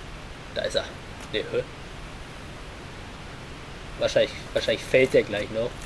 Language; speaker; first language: German; native; German